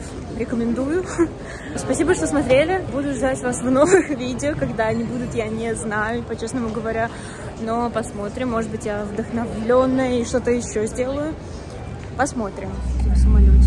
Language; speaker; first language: Russian; native; Russian